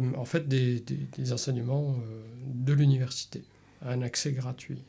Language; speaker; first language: French; native; French